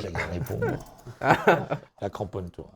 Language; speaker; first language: French; native; French